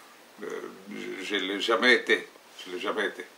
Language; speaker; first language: French; non-native, fluent; Spanish